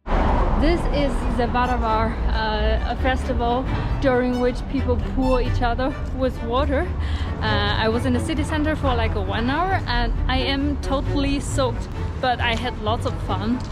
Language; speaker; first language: English; non-native, fluent; Chinese